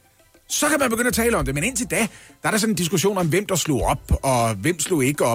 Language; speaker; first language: Danish; native; Danish